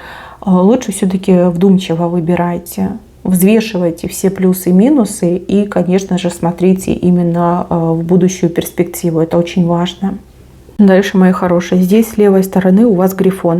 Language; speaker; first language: Russian; native; Russian